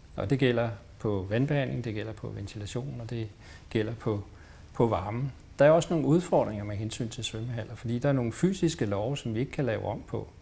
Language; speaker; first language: Danish; native; Danish